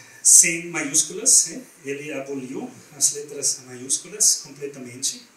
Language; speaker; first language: Portuguese; non-native, learner; German